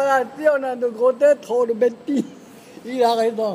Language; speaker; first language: French; non-native, learner; Chinese